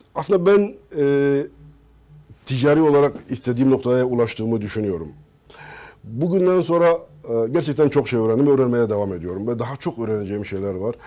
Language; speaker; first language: Turkish; non-native, local second language; Kurdish